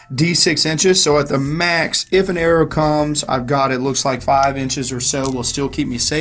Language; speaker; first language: English; native; English